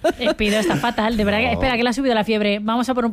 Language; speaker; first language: Spanish; native; Spanish